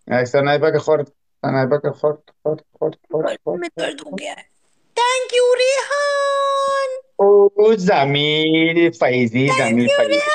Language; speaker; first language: Hindi; non-native, learner; Persian